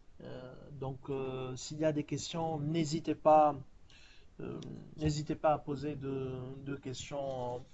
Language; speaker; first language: French; non-native, local second language; Arabic